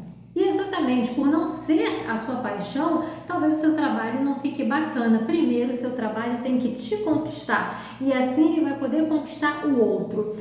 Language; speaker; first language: Portuguese; native; Portuguese